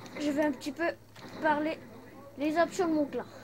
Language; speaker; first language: French; non-native, local second language; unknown